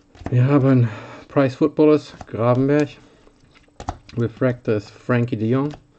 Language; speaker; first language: German; native; German